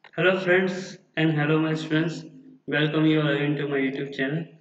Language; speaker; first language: English; non-native, local second language; Gujarati